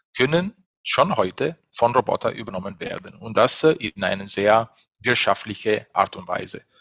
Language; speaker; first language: German; non-native, fluent; Italian